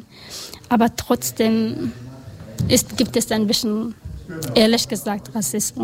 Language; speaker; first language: German; non-native, learner; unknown